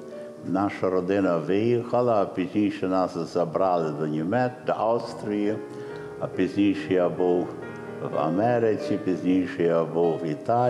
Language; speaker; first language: Ukrainian; early bilingual, heritage; Ukrainian